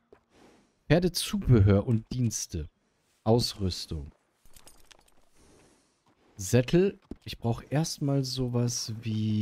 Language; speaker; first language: German; native; German